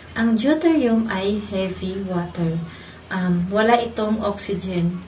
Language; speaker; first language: Filipino; non-native, local second language; Cebuano